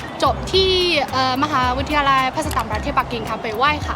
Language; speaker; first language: Thai; non-native, fluent; Chinese